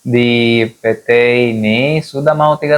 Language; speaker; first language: Indonesian; non-native, fluent; Spanish